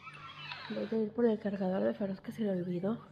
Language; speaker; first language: Spanish; native; Spanish